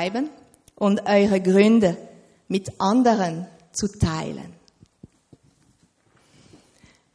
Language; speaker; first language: German; non-native, fluent; French